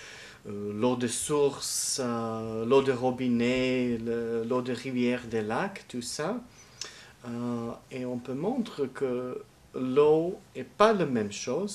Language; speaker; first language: French; non-native, learner; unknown